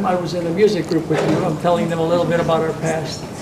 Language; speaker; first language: English; early bilingual, other home language; Polish